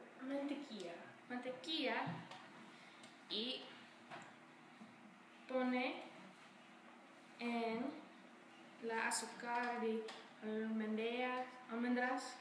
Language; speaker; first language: Spanish; non-native, learner; English